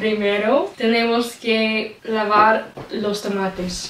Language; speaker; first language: Spanish; non-native, learner; English